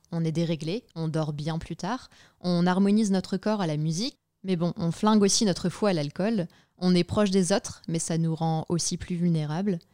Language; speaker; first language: French; native; French